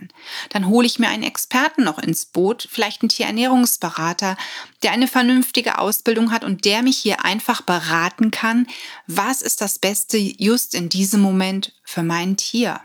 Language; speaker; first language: German; native; German